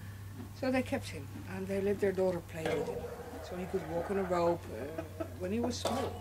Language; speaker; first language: English; non-native, fluent; Dutch